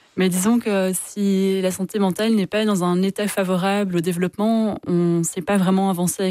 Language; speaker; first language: French; native; French